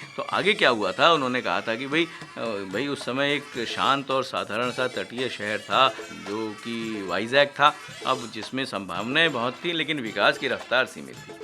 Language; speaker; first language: Hindi; native; Hindi